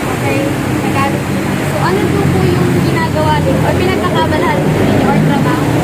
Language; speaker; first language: Filipino; native; Filipino